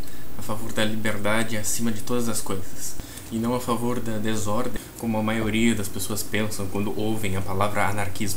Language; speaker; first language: Portuguese; native; Portuguese